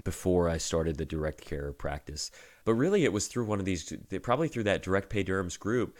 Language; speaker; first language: English; native; English